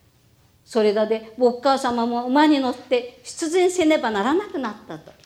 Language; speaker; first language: Japanese; native; Japanese